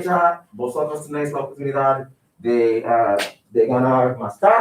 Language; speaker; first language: Spanish; non-native, fluent; English